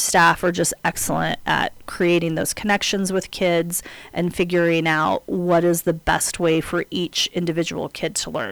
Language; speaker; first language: English; native; English